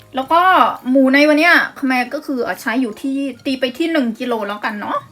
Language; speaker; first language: Thai; native; Thai